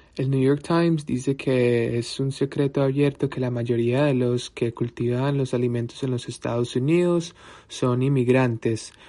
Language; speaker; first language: Spanish; early bilingual, heritage; Spanish